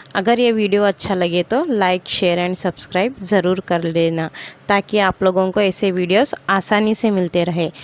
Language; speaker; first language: Hindi; non-native, local second language; Kannada